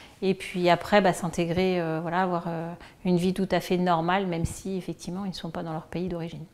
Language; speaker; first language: French; native; French